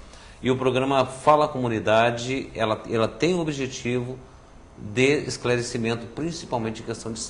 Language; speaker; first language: Portuguese; native; Portuguese